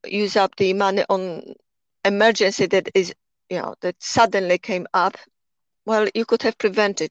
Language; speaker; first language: English; non-native, fluent; Polish